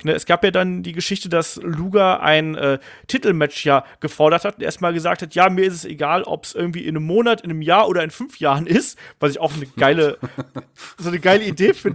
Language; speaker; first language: German; native; German